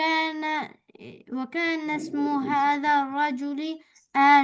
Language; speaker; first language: Arabic; non-native, learner; Bangla